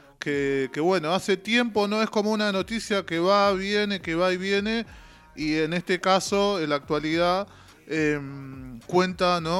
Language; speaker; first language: Spanish; native; Spanish